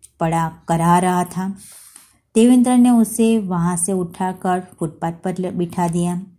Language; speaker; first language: Hindi; non-native, local second language; Gujarati